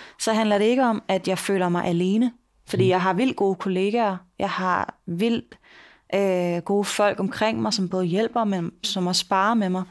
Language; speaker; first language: Danish; native; Danish